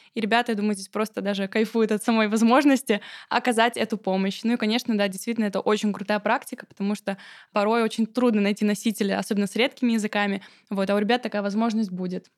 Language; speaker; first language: Russian; native; Russian